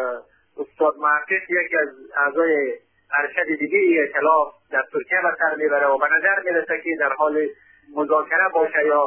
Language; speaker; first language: Persian; native; Persian